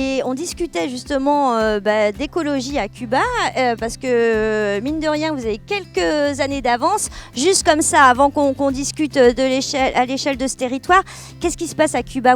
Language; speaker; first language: French; native; French